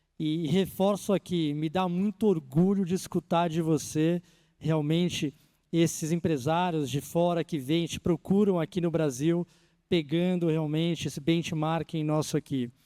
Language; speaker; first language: Portuguese; native; Portuguese